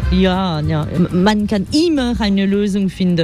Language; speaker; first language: German; non-native, fluent; French